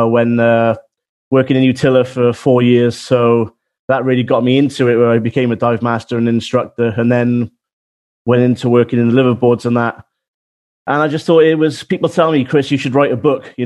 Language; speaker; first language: English; native; English